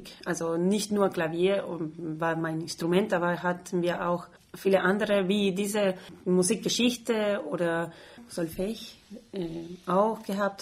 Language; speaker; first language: German; non-native, fluent; Spanish